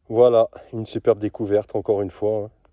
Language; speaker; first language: French; native; French